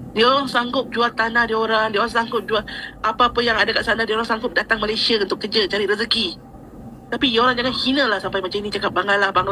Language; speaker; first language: Malay; native; Malay